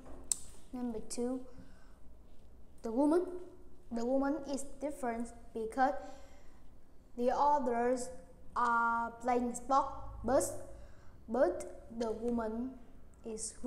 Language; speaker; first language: English; non-native, learner; Vietnamese